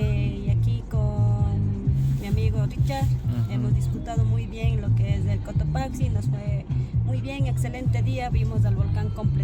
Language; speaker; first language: Spanish; native; Spanish